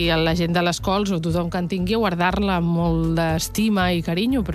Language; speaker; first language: Catalan; native; Catalan